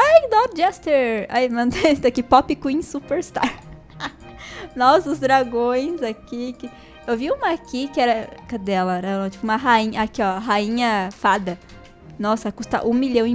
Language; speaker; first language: Portuguese; native; Portuguese